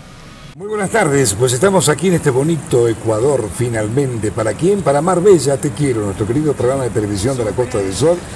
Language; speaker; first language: Spanish; native; Spanish